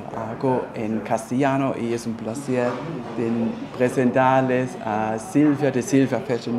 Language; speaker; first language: Spanish; non-native, fluent; German